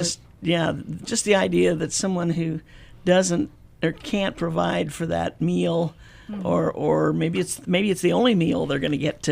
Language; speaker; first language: English; native; English